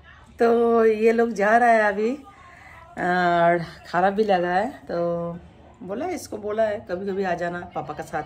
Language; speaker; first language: Hindi; non-native, local second language; Bangla